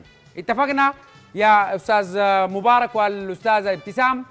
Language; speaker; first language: Arabic; native; Arabic